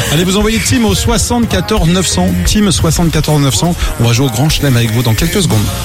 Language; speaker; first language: French; native; French